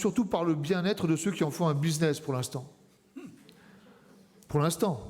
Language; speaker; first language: French; native; French